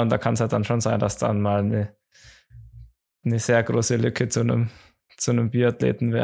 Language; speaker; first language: German; native; German